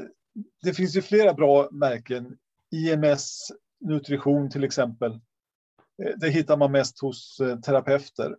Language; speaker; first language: Swedish; native; Swedish